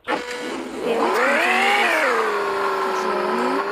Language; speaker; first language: English; non-native, learner; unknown